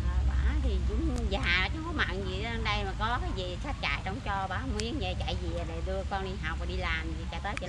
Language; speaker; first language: Vietnamese; native; Vietnamese